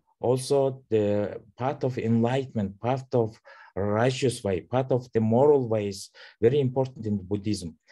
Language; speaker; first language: English; non-native, learner; Mongolian